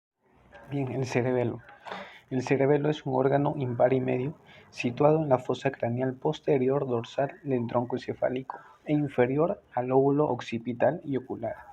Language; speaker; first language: Spanish; native; Spanish